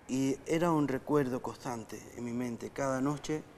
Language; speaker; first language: Spanish; native; Spanish